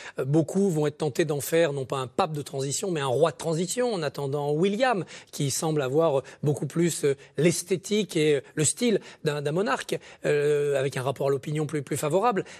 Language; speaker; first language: French; native; French